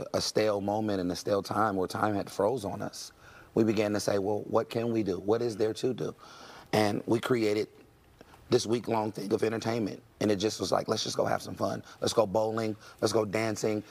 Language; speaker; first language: English; native; English